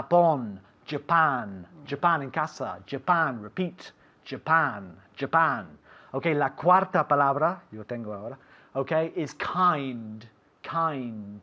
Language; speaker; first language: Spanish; non-native, fluent; English